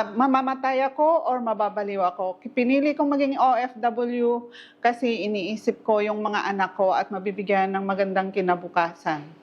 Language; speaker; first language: Filipino; non-native, local second language; Hiligaynon